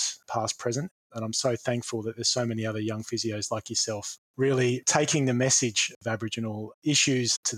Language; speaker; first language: English; native; English